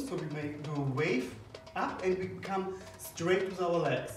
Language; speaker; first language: English; non-native, fluent; German